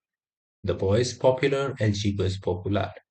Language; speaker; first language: Spanish; non-native, fluent; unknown